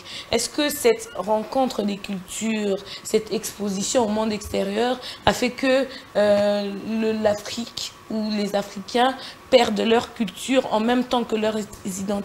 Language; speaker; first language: French; non-native, local second language; Lingala